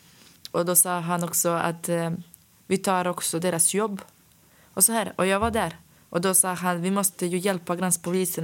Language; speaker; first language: Swedish; non-native, fluent; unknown